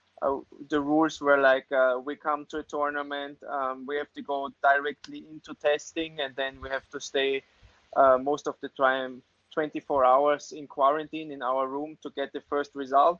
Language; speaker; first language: English; non-native, fluent; German